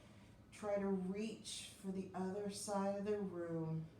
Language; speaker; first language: English; native; English